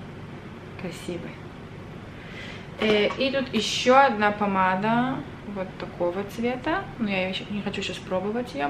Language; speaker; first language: Russian; early bilingual, other home language; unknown